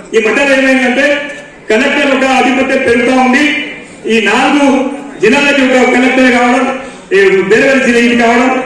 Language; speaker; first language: Telugu; non-native, local second language; Lambadi